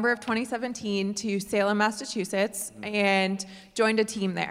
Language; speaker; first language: English; native; English